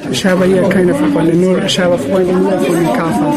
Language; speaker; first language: German; non-native, learner; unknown